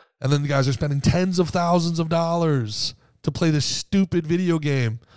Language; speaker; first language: English; native; English